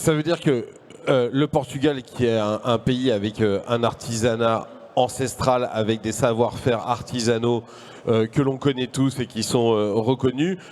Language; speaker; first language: French; native; French